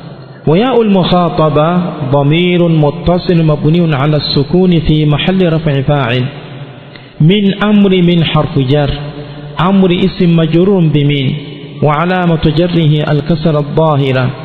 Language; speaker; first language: Arabic; non-native, fluent; Swahili